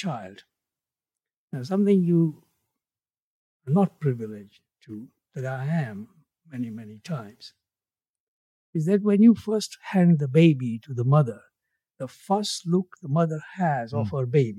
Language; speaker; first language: English; non-native, local second language; Gujarati